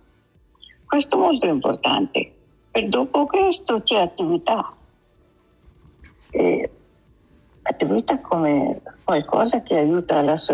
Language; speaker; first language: Italian; non-native, learner; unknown